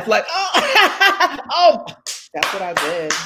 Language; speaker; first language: English; native; English